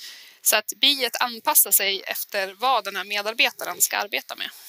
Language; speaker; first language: Swedish; native; Swedish